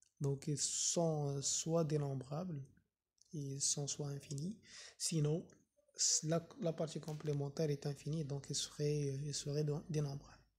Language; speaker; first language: French; non-native, local second language; Arabic